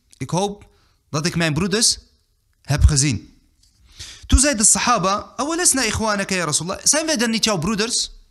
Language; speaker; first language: Dutch; early bilingual, other home language; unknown